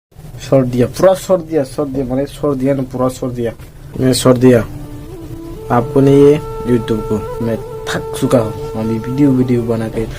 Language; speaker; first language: Hindi; non-native, local second language; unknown